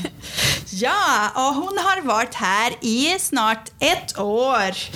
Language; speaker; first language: Norwegian; non-native, fluent; Portuguese